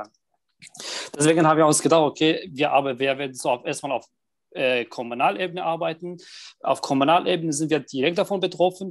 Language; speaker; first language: German; non-native, fluent; Arabic